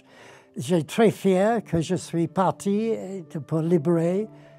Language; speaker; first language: French; non-native, learner; English